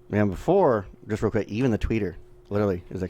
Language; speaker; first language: English; native; English